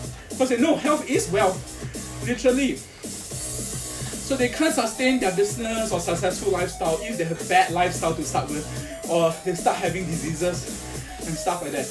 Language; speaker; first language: English; non-native, local second language; Chinese